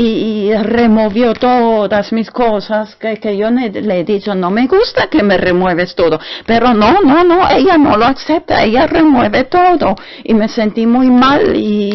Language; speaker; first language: Spanish; non-native, learner; German